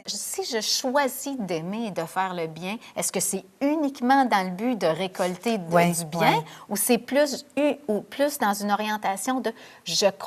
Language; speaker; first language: French; native; French